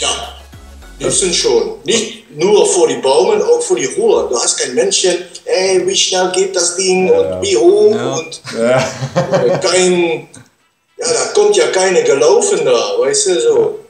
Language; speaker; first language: German; non-native, learner; Dutch